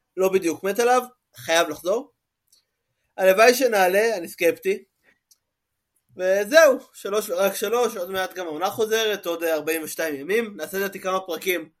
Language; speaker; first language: Hebrew; native; Hebrew